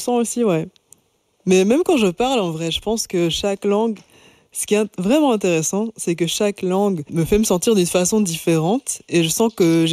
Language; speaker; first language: French; native; French